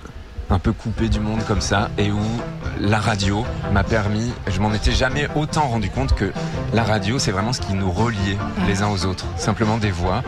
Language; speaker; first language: French; native; French